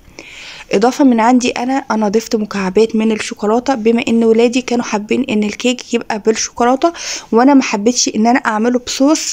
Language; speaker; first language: Arabic; native; Arabic